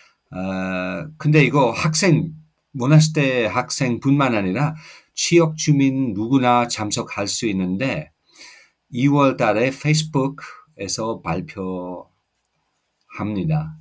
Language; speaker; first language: Korean; non-native, fluent; English